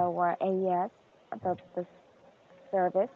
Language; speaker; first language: English; non-native, learner; Korean